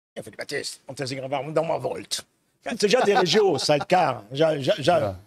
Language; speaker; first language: Portuguese; non-native, fluent; French